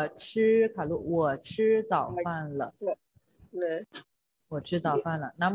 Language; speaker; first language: Chinese; non-native, fluent; Thai